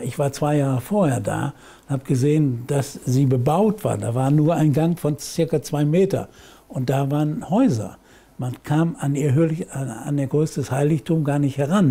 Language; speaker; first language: German; native; German